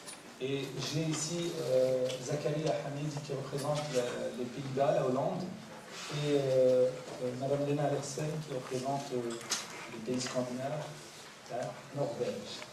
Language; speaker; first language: French; native; French